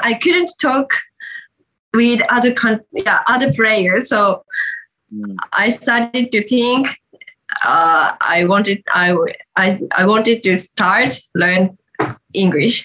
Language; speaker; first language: English; non-native, learner; Japanese